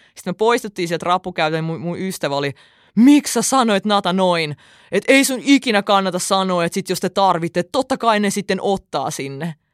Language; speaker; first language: Finnish; early bilingual, other home language; Russian